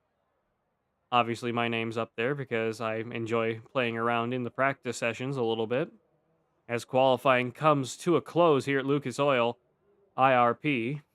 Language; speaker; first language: English; native; English